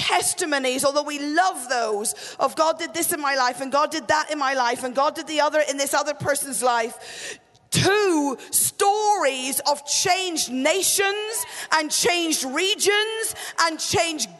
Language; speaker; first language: English; native; English